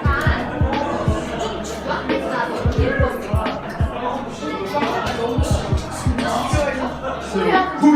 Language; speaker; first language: Korean; early bilingual, heritage; Korean